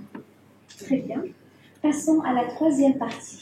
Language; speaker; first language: French; non-native, fluent; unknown